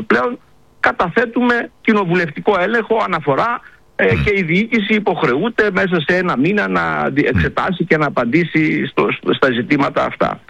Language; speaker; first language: Greek; native; Greek